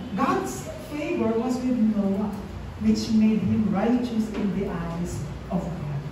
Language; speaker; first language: English; non-native, local second language; Filipino